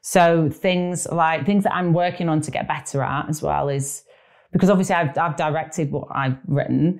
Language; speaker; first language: English; native; English